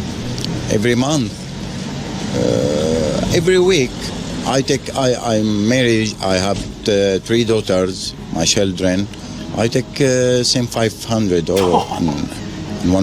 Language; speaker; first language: English; non-native, learner; Arabic